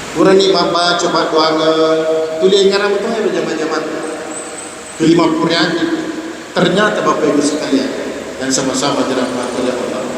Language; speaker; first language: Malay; non-native, local second language; Buginese